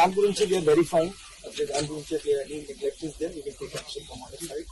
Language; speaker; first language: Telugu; non-native, local second language; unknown